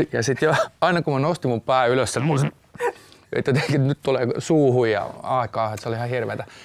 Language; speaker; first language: Finnish; native; Finnish